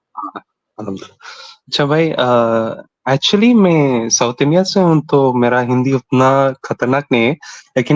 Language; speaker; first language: Hindi; non-native, local second language; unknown